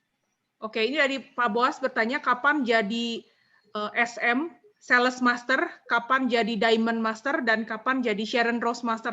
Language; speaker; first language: Indonesian; native; Indonesian